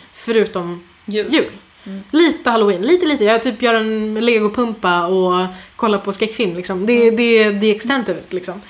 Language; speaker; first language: Swedish; native; Swedish